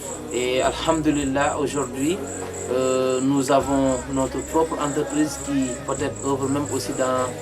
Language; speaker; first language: French; non-native, local second language; Mandingo